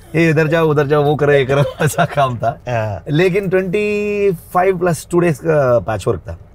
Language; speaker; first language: Hindi; non-native, local second language; Kannada